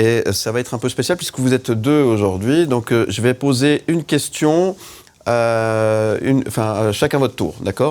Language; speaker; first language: French; native; French